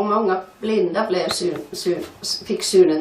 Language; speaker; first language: Swedish; non-native, fluent; Finnish